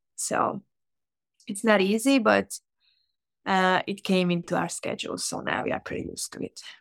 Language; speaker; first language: English; non-native, fluent; Hungarian